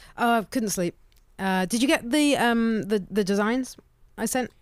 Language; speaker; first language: English; native; English